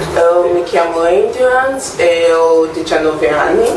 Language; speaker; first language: Italian; non-native, learner; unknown